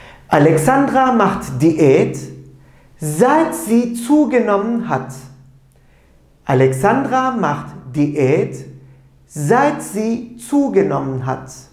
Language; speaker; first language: German; non-native, fluent; Turkish